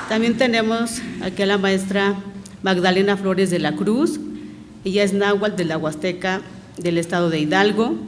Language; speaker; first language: Spanish; non-native, local second language; Mixtepec Mixtec